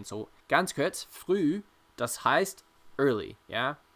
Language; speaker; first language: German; non-native, fluent; English